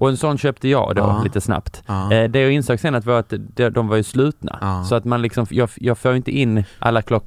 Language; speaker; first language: Swedish; native; Swedish